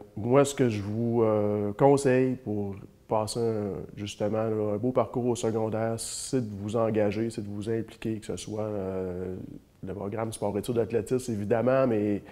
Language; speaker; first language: French; native; French